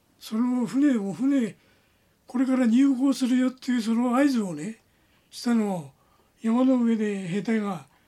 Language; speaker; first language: Japanese; native; Japanese